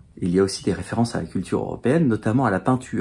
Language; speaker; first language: French; native; French